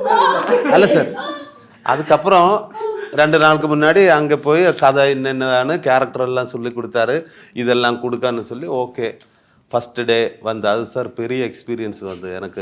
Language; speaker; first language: Tamil; non-native, learner; Malayalam